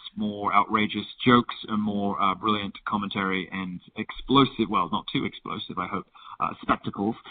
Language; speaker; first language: English; native; English